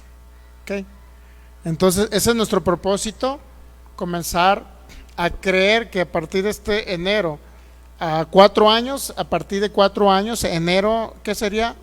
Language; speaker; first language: Spanish; native; Spanish